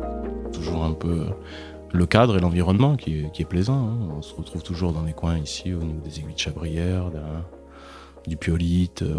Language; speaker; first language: French; native; French